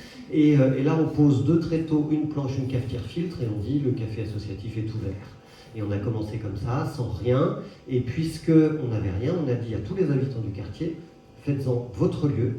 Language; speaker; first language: French; native; French